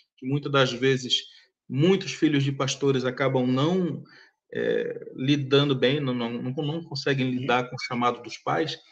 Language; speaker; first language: Portuguese; early bilingual, heritage; Portuguese